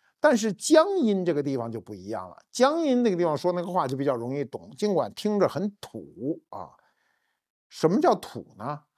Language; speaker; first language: Chinese; native; Chinese